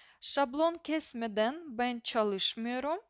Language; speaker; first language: Turkish; non-native, fluent; Russian